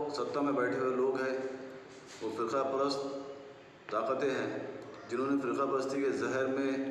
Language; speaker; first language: Urdu; native; Urdu